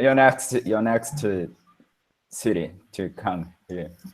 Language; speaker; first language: English; non-native, learner; Portuguese